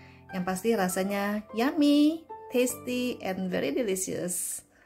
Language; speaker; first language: English; non-native, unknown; Indonesian